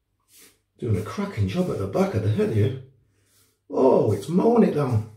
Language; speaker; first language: English; native; English